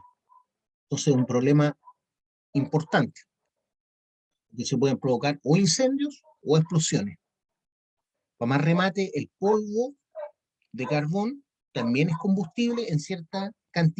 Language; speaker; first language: Spanish; native; Spanish